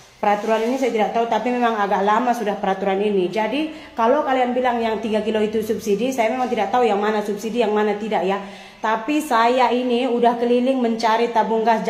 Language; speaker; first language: Indonesian; native; Indonesian